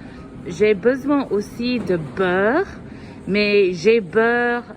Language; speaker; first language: French; non-native, fluent; English